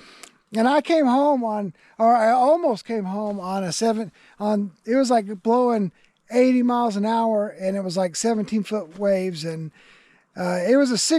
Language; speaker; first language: English; native; English